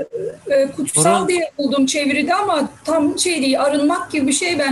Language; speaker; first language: Turkish; native; Turkish